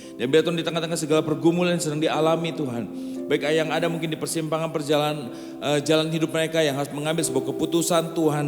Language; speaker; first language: Indonesian; native; Indonesian